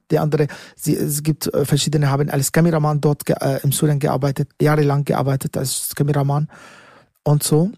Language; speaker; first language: German; non-native, learner; Arabic